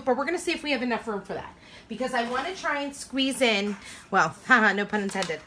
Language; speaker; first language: English; native; English